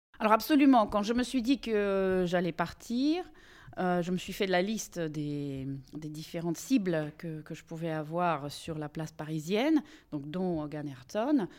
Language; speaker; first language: French; non-native, fluent; Russian